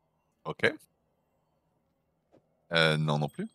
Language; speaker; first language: French; native; French